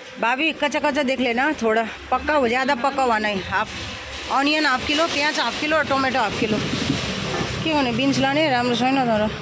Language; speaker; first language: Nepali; native; Nepali